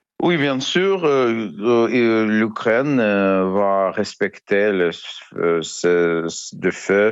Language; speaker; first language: French; non-native, learner; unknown